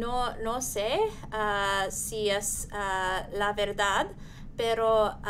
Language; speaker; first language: Spanish; non-native, learner; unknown